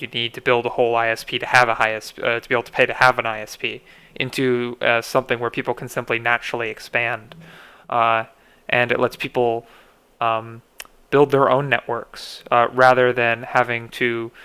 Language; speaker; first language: English; native; English